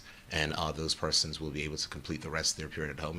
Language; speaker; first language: English; native; English